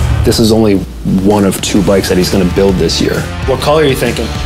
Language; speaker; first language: English; native; English